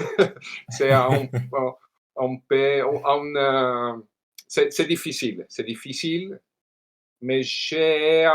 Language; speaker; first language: French; non-native, learner; Italian